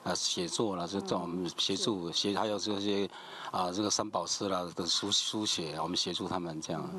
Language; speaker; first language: Chinese; native; Chinese